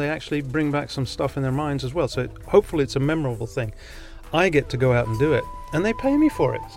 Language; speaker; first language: English; non-native, fluent; Catalan